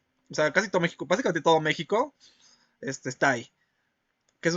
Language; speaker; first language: Spanish; native; Spanish